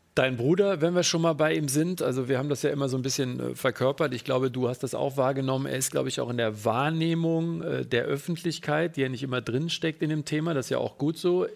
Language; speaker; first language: German; native; German